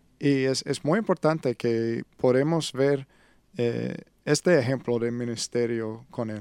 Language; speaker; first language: Spanish; non-native, learner; English